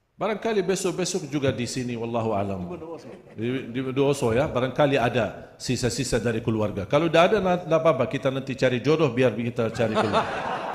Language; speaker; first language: Malay; non-native, fluent; Arabic